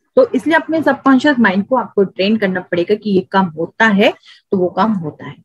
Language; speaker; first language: Hindi; native; Hindi